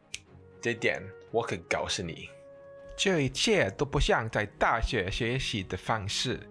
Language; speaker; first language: Chinese; non-native, fluent; English